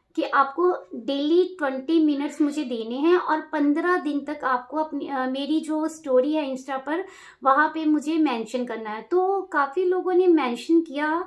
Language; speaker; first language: Hindi; native; Hindi